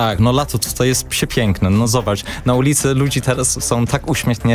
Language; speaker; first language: Polish; non-native, learner; English